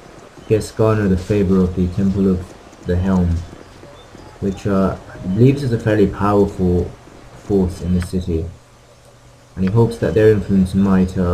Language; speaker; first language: English; native; English